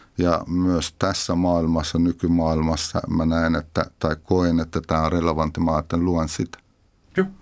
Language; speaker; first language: Finnish; non-native, fluent; Persian